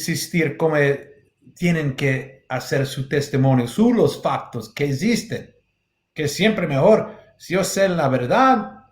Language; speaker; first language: Spanish; non-native, learner; English